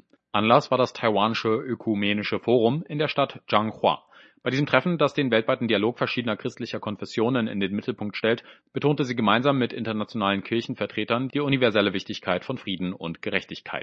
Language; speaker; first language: German; native; German